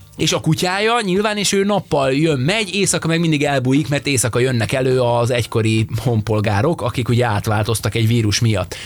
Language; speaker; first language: Hungarian; native; Hungarian